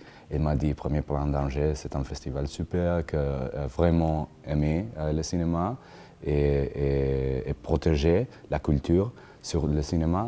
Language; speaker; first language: French; non-native, learner; Spanish